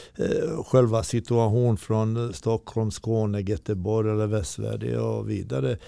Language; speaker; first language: Swedish; non-native, learner; Bosnian